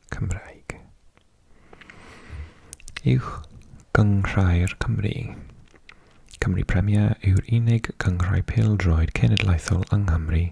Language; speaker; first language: Welsh; non-native, fluent; English